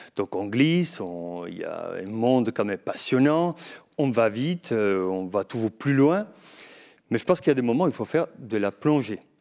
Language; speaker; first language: French; non-native, fluent; Spanish